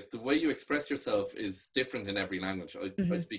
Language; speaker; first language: English; non-native, local second language; Irish